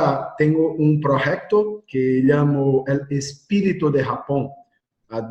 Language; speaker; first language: Spanish; non-native, learner; Portuguese